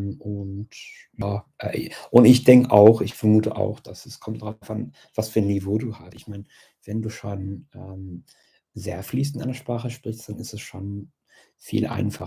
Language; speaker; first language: German; non-native, fluent; English